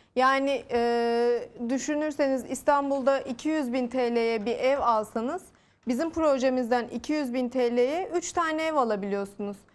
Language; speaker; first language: Turkish; native; Turkish